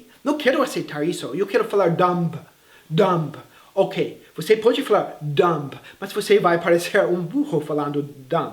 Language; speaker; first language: Portuguese; non-native, fluent; English